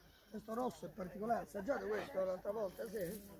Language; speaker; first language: Italian; native; Italian